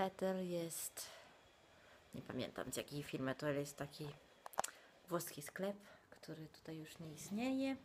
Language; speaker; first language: Polish; non-native, fluent; Italian